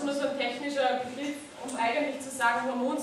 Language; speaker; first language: German; native; German